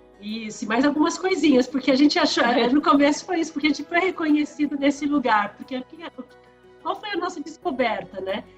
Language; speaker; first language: Portuguese; early bilingual, other home language; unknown